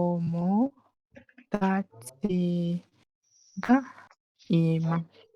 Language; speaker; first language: Japanese; non-native, fluent; Malay